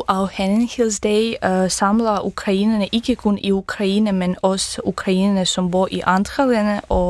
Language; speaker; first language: Danish; non-native, fluent; Ukrainian